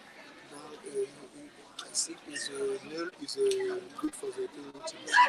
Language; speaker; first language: English; non-native, learner; French